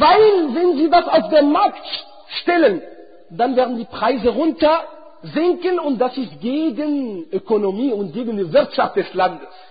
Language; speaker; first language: German; non-native, fluent; Arabic